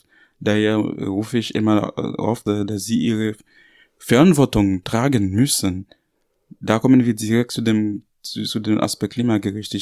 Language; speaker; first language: German; non-native, learner; Haitian Creole